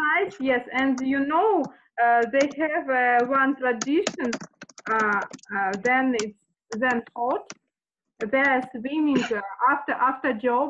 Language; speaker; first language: English; non-native, learner; Russian